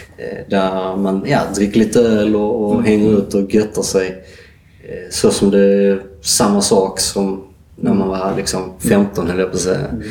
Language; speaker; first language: Swedish; native; Swedish